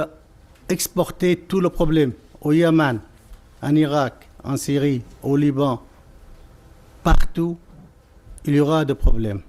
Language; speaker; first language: French; non-native, fluent; Arabic